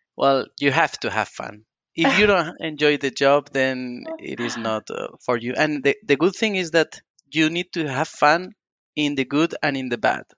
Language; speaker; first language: English; non-native, fluent; Spanish